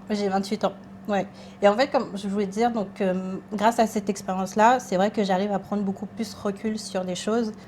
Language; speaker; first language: French; early bilingual, other home language; Thai